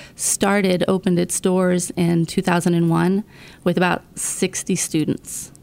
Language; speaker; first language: English; native; English